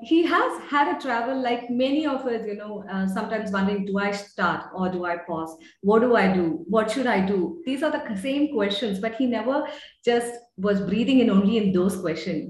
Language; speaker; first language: English; non-native, local second language; Tamil